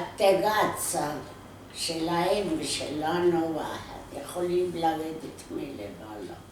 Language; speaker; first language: Hebrew; non-native, learner; Arabic